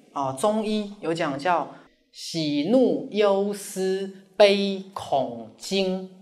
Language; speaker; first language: Chinese; native; Chinese